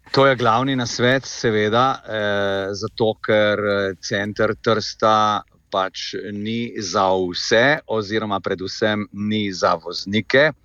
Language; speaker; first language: Slovenian; native; Slovenian